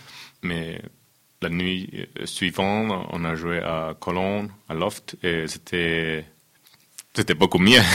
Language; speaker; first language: French; non-native, fluent; Finnish